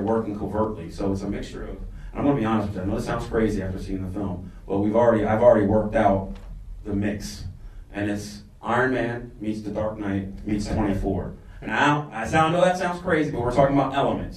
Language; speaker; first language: English; native; English